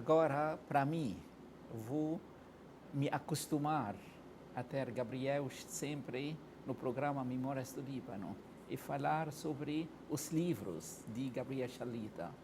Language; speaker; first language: Portuguese; non-native, fluent; Arabic